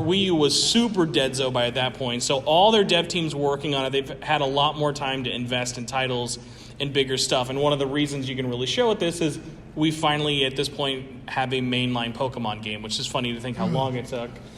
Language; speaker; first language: English; native; English